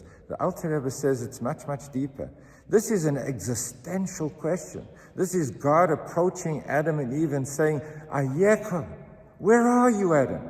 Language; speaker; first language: English; native; English